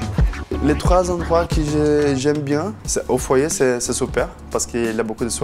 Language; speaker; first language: French; non-native, learner; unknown